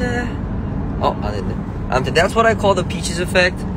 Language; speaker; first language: English; early bilingual, other home language; Korean